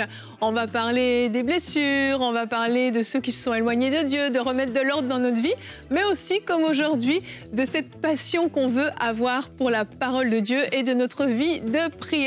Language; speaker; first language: French; native; French